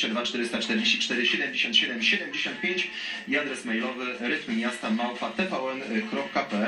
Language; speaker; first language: Polish; native; Polish